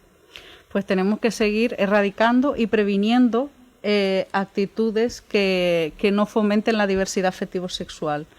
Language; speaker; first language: Spanish; native; Spanish